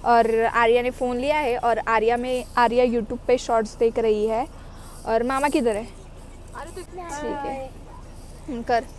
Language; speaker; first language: Hindi; non-native, local second language; Marathi